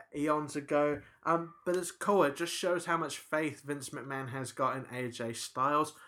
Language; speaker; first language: English; native; English